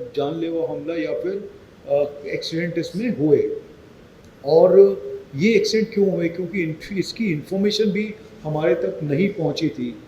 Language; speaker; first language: Hindi; non-native, local second language; Marathi